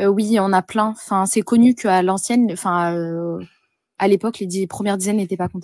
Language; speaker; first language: French; native; French